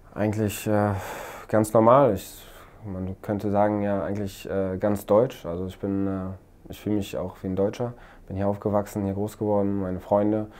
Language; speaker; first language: German; early bilingual, other home language; Arabic